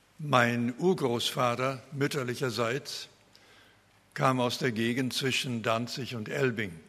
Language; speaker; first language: German; early bilingual, heritage; German